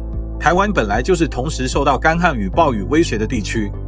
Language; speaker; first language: Chinese; native; Chinese